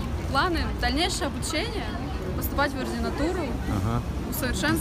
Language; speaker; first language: Russian; native; Russian